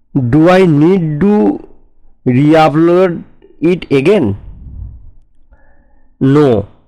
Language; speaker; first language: English; non-native, local second language; Bangla